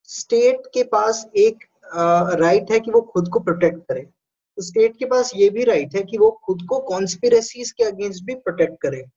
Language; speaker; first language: Hindi; native; Hindi